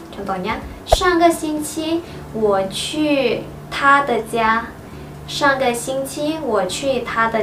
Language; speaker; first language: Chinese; non-native, fluent; Indonesian